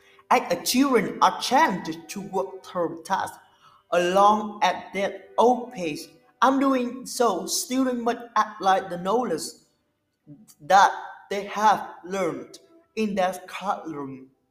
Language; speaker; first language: English; non-native, learner; Vietnamese